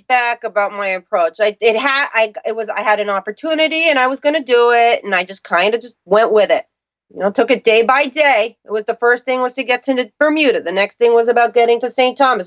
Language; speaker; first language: English; native; English